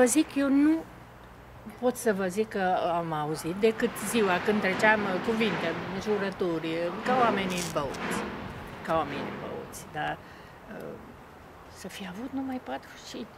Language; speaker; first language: Romanian; native; Romanian